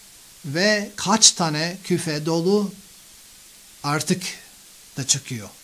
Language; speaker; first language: Turkish; non-native, fluent; English